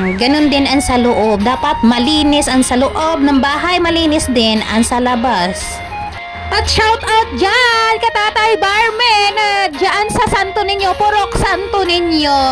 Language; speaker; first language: Filipino; non-native, local second language; Cebuano